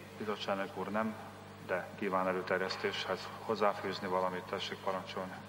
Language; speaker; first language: Hungarian; native; Hungarian